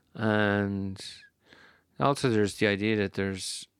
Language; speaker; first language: English; native; English